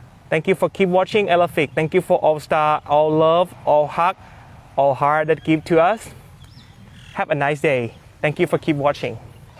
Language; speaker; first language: English; non-native, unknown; Thai